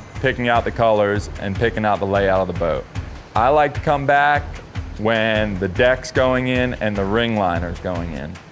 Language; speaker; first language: English; native; English